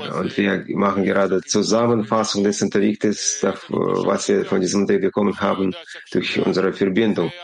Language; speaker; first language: German; non-native, learner; Russian